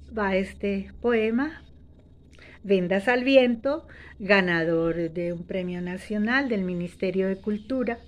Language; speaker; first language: Spanish; native; Spanish